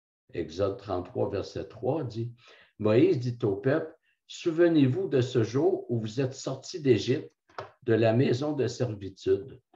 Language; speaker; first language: French; native; French